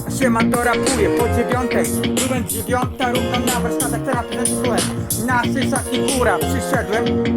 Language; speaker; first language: Polish; native; Polish